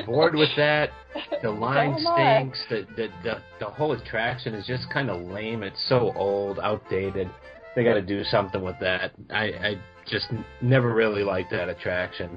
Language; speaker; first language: English; native; English